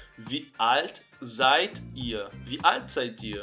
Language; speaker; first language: German; non-native, fluent; Portuguese